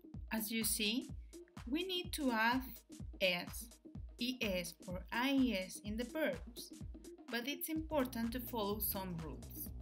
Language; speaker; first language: English; non-native, fluent; Spanish